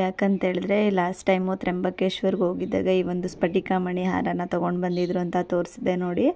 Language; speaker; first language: Kannada; native; Kannada